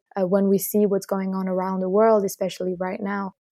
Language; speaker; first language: English; non-native, fluent; French